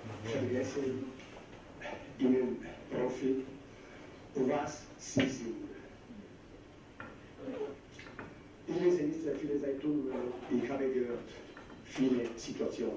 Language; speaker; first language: German; non-native, learner; Italian